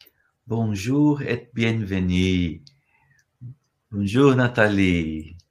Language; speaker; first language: French; non-native, learner; Portuguese